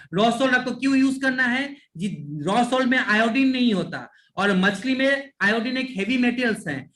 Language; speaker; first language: Hindi; non-native, local second language; Bangla